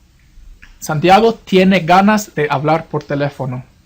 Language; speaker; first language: Spanish; non-native, fluent; English